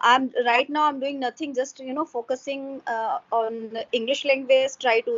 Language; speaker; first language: English; non-native, local second language; Hindi